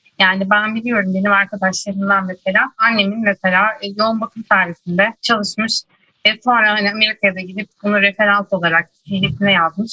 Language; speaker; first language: Turkish; native; Turkish